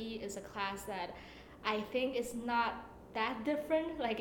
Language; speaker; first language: English; non-native, fluent; Chinese